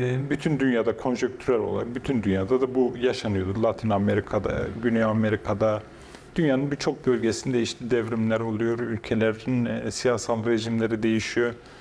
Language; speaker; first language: Turkish; non-native, local second language; Kurdish